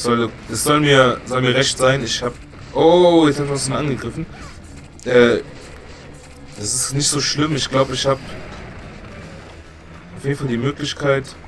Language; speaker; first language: German; native; German